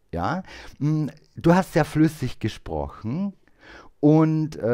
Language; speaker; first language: German; native; German